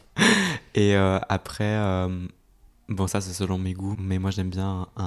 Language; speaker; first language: French; native; French